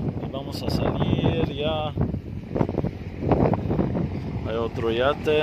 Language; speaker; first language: Spanish; non-native, fluent; Arabic